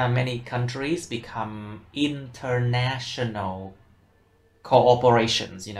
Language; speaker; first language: English; non-native, fluent; Vietnamese